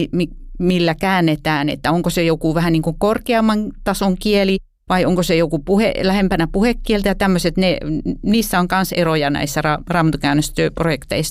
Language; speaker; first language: Finnish; native; Finnish